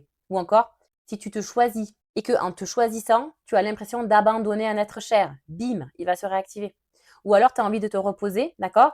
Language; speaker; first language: French; native; French